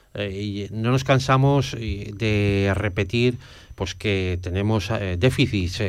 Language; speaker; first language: Spanish; native; Spanish